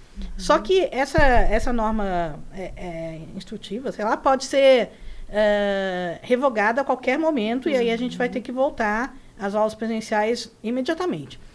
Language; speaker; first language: Portuguese; early bilingual, other home language; Spanish